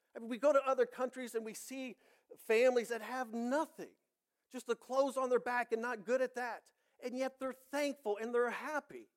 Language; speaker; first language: English; native; English